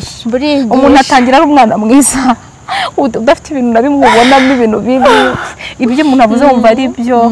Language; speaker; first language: Kinyarwanda; native; Kinyarwanda